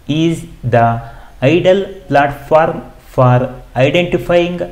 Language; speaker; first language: English; non-native, local second language; Kannada